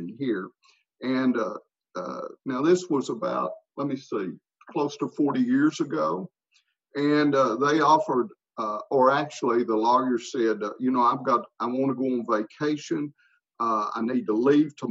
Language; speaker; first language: English; native; English